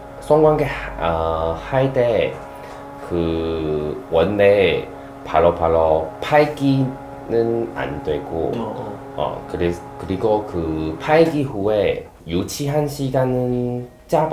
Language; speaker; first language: Korean; non-native, learner; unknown